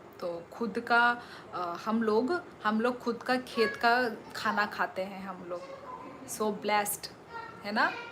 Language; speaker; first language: Hindi; non-native, local second language; Kok Borok